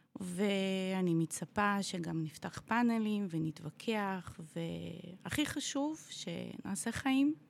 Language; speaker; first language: Hebrew; non-native, fluent; Russian